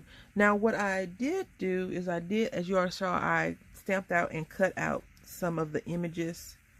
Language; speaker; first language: English; native; English